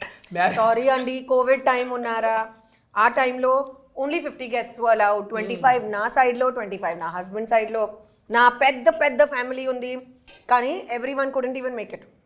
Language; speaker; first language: Telugu; non-native, fluent; Hindi